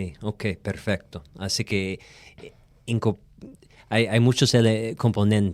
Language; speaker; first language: Spanish; non-native, fluent; English